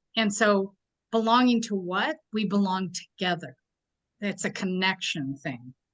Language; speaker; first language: English; native; English